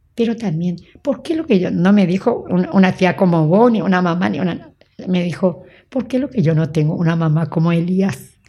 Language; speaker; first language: Spanish; native; Spanish